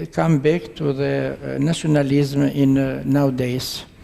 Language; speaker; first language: English; non-native, fluent; Albanian